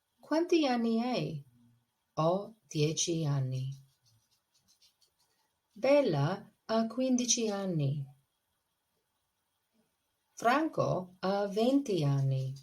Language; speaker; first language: Italian; non-native, fluent; English